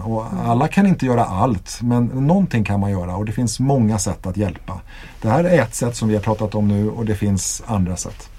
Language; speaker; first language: Swedish; native; Swedish